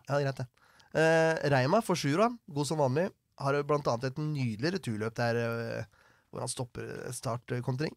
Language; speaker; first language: Norwegian; native; Norwegian